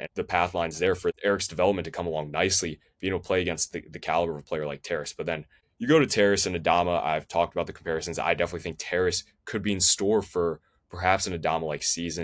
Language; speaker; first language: English; native; English